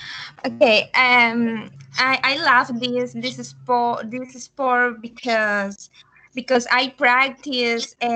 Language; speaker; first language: English; non-native, learner; Spanish